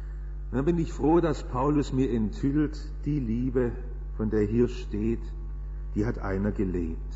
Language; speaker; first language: German; native; German